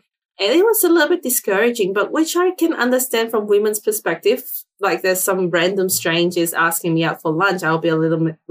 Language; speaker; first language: English; non-native, local second language; Cantonese